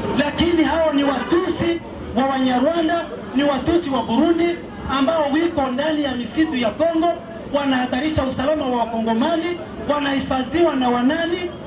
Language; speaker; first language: Swahili; non-native, local second language; Kinyarwanda